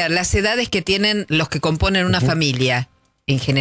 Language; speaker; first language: Spanish; native; Spanish